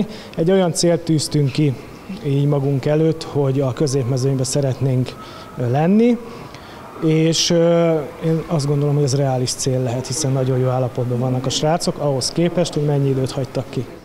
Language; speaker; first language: Hungarian; native; Hungarian